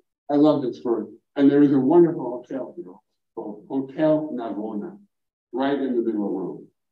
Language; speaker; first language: English; native; English